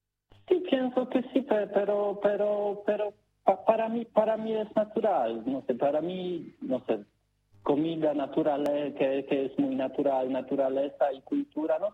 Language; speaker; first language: Spanish; non-native, learner; Polish